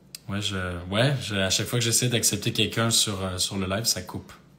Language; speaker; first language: French; native; French